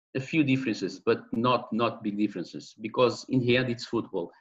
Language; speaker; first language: English; non-native, learner; Portuguese